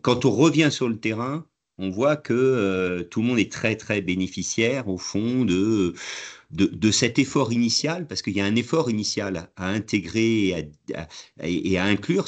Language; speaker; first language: French; native; French